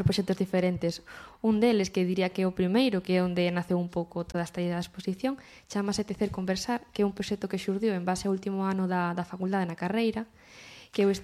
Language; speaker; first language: Galician; native; Galician